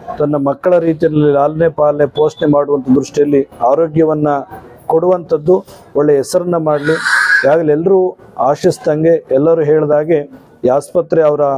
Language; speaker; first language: Kannada; native; Kannada